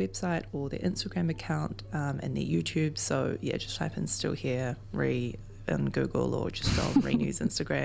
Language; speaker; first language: English; native; English